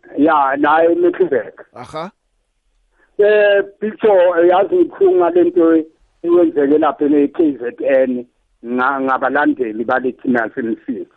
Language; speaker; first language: Zulu; native; Zulu